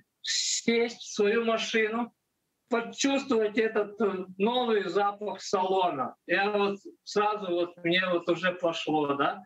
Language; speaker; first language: Russian; non-native, local second language; Latvian